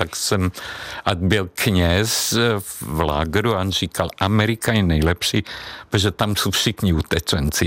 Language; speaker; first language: Czech; non-native, fluent; Hungarian